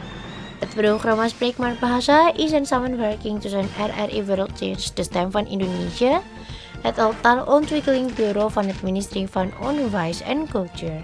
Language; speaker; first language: Dutch; non-native, learner; Indonesian